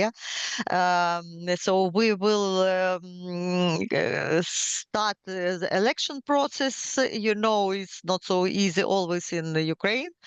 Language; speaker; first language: English; non-native, learner; Ukrainian